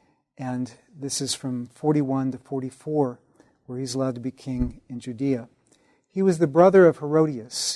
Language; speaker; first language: English; native; English